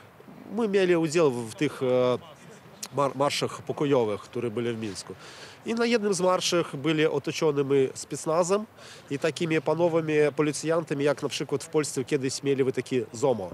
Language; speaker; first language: Ukrainian; non-native, learner; Belarusian